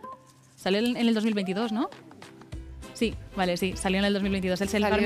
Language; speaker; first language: Spanish; native; Spanish